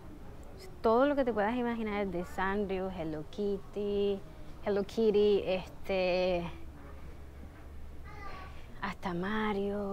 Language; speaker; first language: Spanish; early bilingual, heritage; Spanish